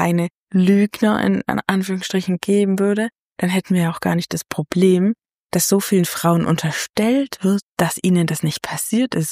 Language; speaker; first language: German; native; German